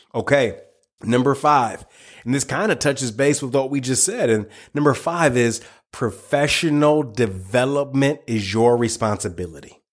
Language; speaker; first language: English; native; English